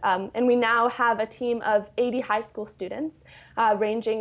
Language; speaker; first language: English; native; English